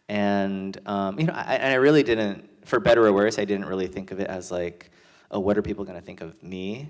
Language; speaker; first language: English; native; English